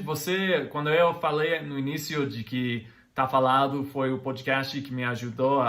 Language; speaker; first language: Portuguese; non-native, fluent; English